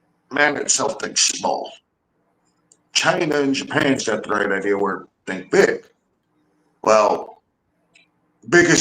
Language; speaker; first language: English; native; English